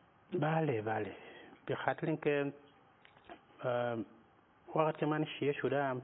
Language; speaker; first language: Persian; non-native, fluent; Nyanja